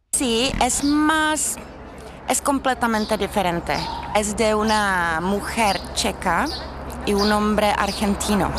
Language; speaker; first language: Spanish; non-native, fluent; Czech